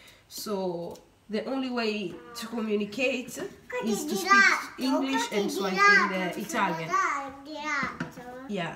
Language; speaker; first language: English; non-native, fluent; Swahili